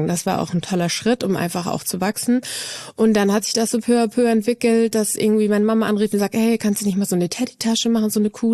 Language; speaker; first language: German; native; German